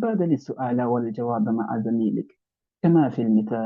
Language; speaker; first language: Arabic; non-native, fluent; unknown